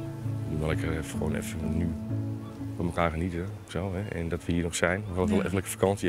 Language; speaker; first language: Dutch; native; Dutch